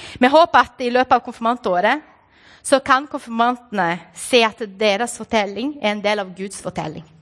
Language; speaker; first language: Norwegian; non-native, fluent; Portuguese